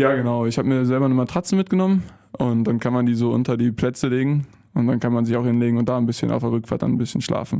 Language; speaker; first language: German; native; German